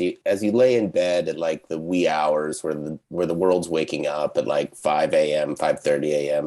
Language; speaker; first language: English; native; English